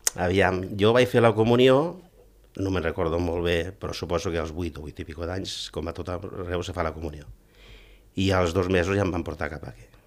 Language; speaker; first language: Catalan; early bilingual, other home language; Galician